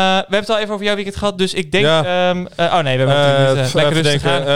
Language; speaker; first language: Dutch; native; Dutch